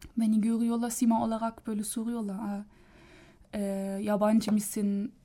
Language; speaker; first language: Turkish; non-native, learner; German